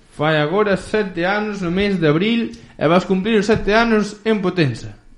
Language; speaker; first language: Galician; early bilingual, other home language; Spanish